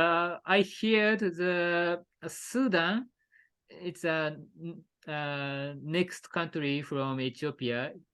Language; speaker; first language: English; non-native, learner; Japanese